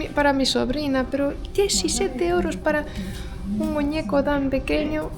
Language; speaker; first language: Spanish; non-native, fluent; Estonian